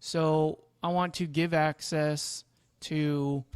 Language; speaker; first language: English; native; English